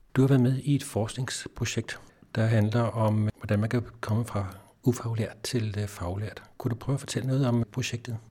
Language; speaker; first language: Danish; native; Danish